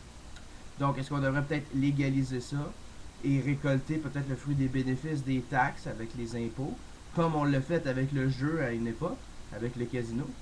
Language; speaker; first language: French; native; French